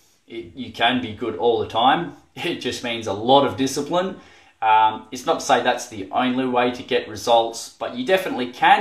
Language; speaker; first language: English; native; English